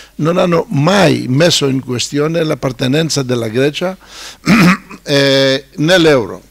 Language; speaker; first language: Italian; non-native, fluent; Greek